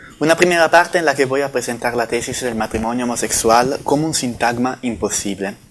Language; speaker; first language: Spanish; non-native, fluent; Italian